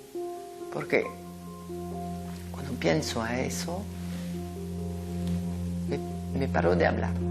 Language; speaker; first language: Spanish; non-native, fluent; French